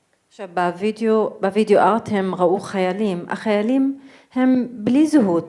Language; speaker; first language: Hebrew; non-native, local second language; Arabic